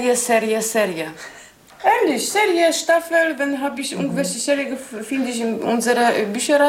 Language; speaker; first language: German; non-native, learner; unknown